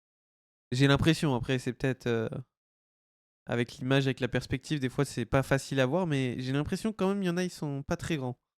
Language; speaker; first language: French; native; French